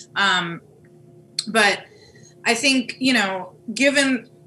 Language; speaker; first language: English; native; English